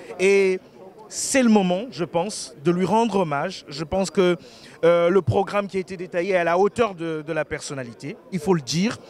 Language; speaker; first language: French; non-native, local second language; Lingala